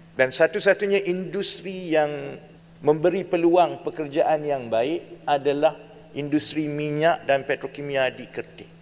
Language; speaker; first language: Malay; native; Malay